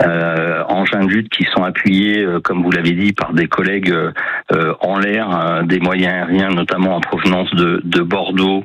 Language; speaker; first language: French; native; French